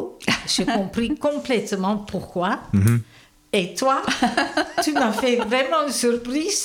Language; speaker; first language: French; non-native, fluent; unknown